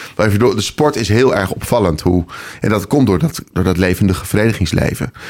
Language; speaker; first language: Dutch; native; Dutch